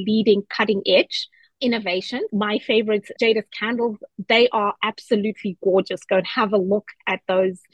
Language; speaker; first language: English; non-native, local second language; Shona